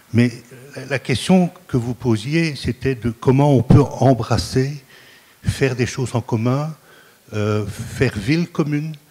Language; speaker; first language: French; native; French